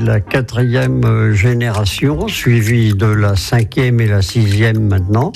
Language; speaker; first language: French; native; French